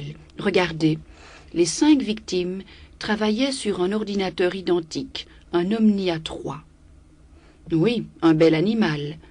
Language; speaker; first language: French; native; French